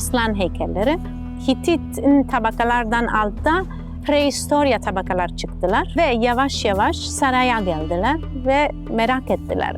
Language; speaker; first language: Turkish; non-native, learner; Italian